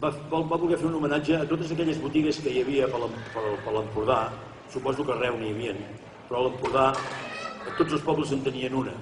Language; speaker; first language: Catalan; native; Catalan